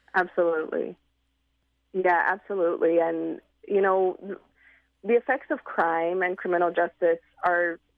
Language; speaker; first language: English; native; English